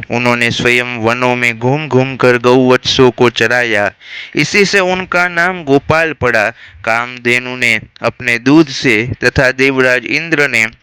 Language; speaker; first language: Hindi; non-native, local second language; Gujarati